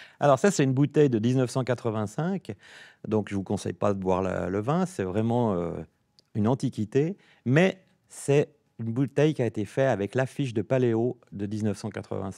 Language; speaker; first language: French; native; French